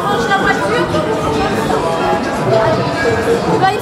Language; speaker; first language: French; native; French